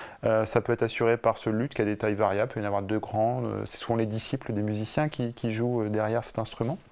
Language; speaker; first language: French; native; French